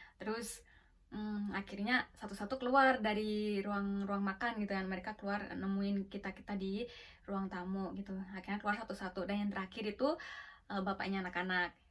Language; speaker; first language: Indonesian; native; Indonesian